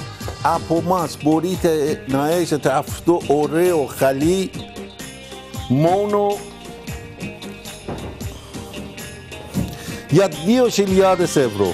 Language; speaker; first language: Greek; non-native, learner; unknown